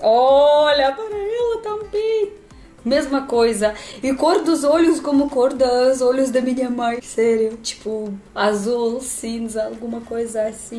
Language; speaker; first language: Portuguese; non-native, learner; Russian